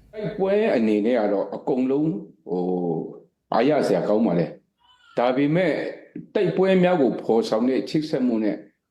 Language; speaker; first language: Burmese; non-native, local second language; Kachin